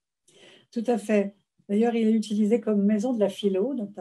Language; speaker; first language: French; native; French